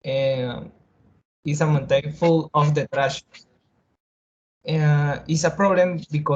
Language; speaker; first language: English; non-native, learner; Spanish